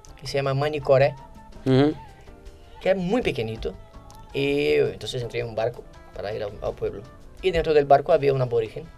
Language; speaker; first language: Spanish; non-native, fluent; Portuguese